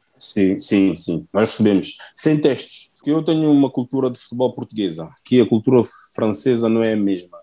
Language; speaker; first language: Portuguese; early bilingual, other home language; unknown